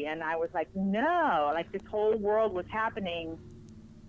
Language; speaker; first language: English; non-native, fluent; Spanish